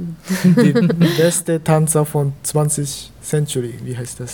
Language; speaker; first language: German; non-native, learner; Japanese